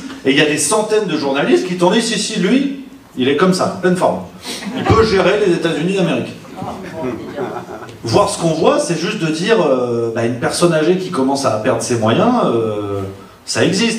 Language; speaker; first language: French; native; French